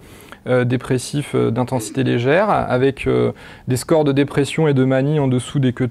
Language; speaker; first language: French; native; French